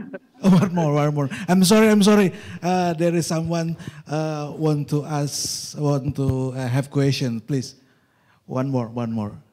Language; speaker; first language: English; non-native, local second language; Indonesian